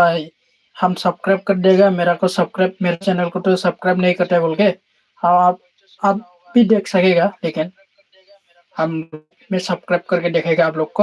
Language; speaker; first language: Hindi; non-native, local second language; Bodo